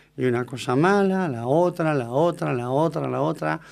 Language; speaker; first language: Spanish; native; Spanish